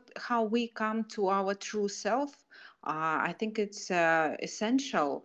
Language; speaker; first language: English; non-native, fluent; Kazakh